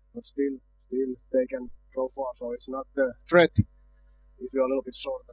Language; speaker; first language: English; non-native, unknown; Finnish